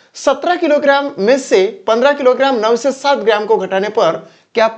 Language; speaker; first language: Hindi; non-native, local second language; Marathi